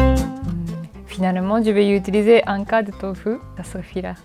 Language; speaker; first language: French; non-native, learner; Japanese